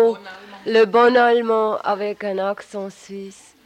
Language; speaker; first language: French; non-native, local second language; German